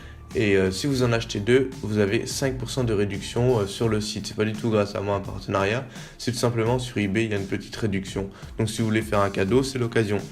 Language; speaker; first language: French; native; French